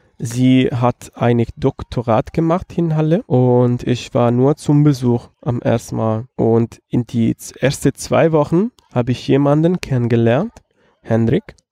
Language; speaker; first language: German; non-native, fluent; Italian